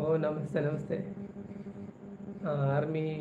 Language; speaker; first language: Hindi; non-native, local second language; Kannada